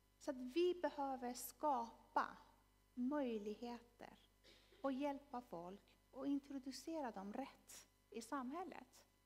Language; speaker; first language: Swedish; non-native, fluent; Persian